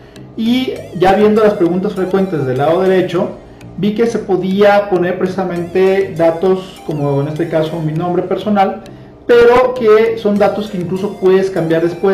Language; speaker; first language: Spanish; native; Spanish